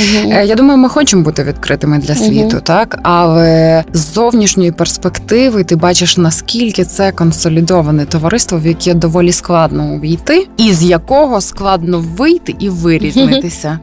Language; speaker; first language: Ukrainian; native; Ukrainian